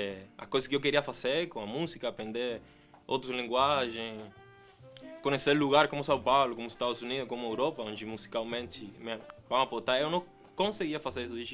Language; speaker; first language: Portuguese; non-native, fluent; Spanish